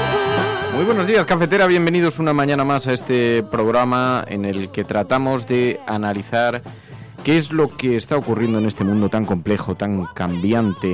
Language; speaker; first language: Spanish; native; Spanish